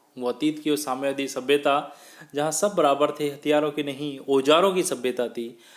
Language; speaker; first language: Hindi; native; Hindi